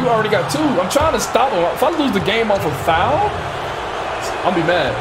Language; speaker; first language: English; native; English